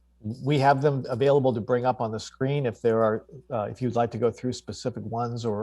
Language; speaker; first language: English; native; English